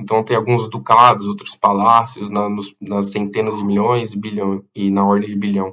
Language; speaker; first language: Portuguese; native; Portuguese